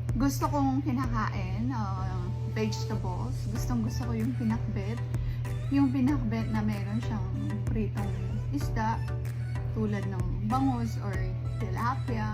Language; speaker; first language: Filipino; non-native, local second language; Pampanga